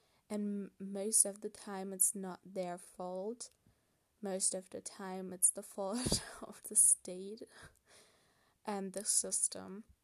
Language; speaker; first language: English; non-native, fluent; German